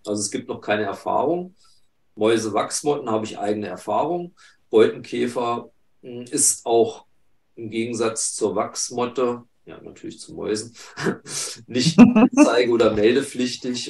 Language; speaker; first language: German; native; German